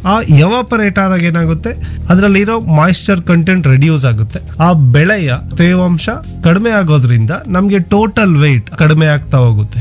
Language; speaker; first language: Kannada; native; Kannada